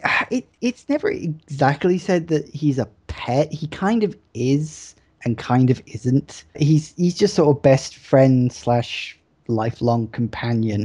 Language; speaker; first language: English; native; English